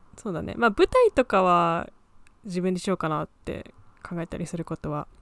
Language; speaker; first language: Japanese; early bilingual, heritage; Japanese